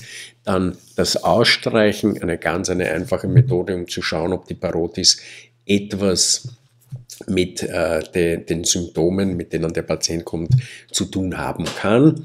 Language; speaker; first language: German; native; German